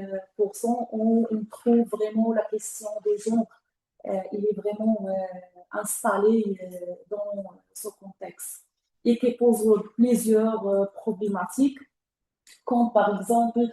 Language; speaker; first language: French; non-native, local second language; Arabic